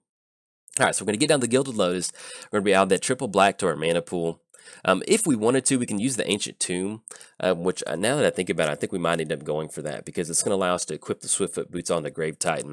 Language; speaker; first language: English; native; English